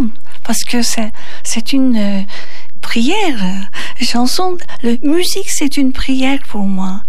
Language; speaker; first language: French; non-native, fluent; Turkish